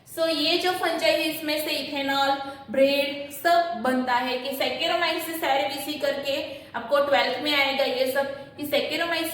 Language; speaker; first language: Hindi; non-native, local second language; Gujarati